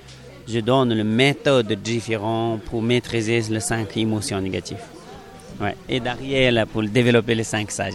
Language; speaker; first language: French; non-native, learner; Tibetan